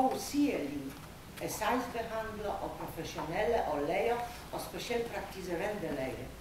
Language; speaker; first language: Danish; non-native, fluent; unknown